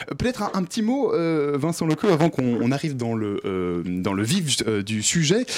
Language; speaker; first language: French; native; French